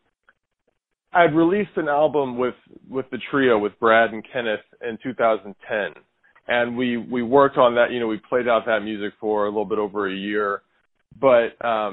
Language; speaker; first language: English; native; English